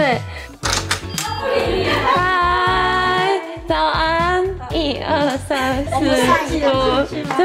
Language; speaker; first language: Chinese; non-native, fluent; Japanese